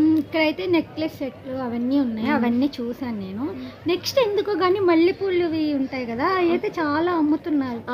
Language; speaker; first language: Telugu; native; Telugu